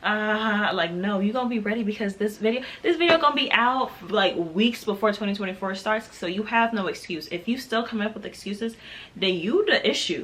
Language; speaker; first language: English; native; English